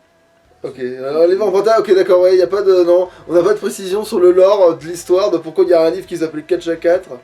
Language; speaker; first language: French; native; French